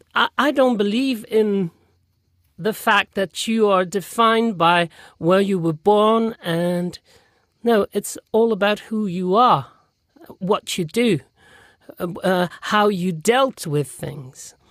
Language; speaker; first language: English; non-native, fluent; French